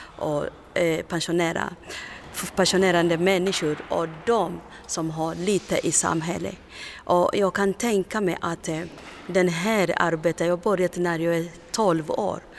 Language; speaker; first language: Swedish; non-native, learner; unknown